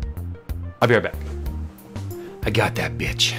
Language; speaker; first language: English; native; English